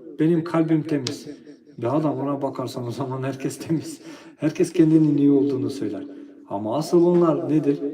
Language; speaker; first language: Turkish; non-native, fluent; Albanian